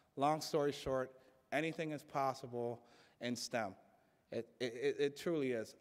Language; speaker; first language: English; native; English